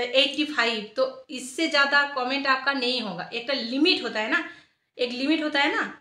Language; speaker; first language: Hindi; non-native, local second language; Bangla